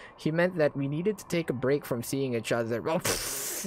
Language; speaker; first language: English; non-native, local second language; Filipino